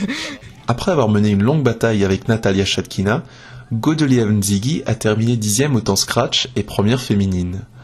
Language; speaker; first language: French; native; French